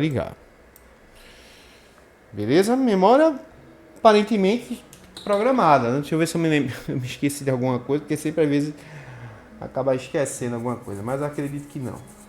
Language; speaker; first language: Portuguese; native; Portuguese